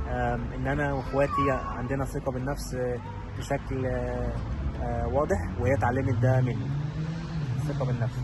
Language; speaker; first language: Arabic; native; Arabic